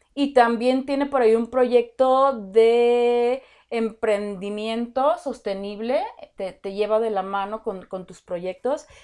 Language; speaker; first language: Spanish; native; Spanish